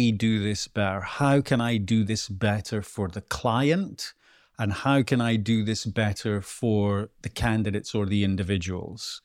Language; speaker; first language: English; native; English